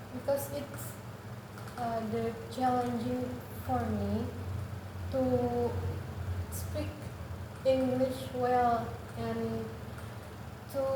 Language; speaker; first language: English; non-native, learner; Indonesian